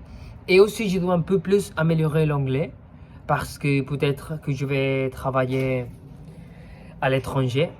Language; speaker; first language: French; non-native, fluent; Spanish